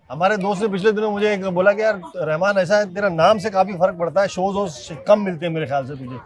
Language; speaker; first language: Hindi; native; Hindi